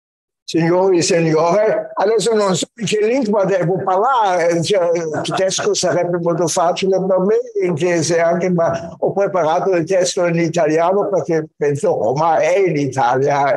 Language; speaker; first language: Italian; non-native, fluent; German